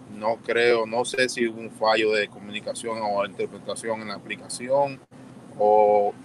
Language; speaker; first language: Spanish; early bilingual, heritage; Spanish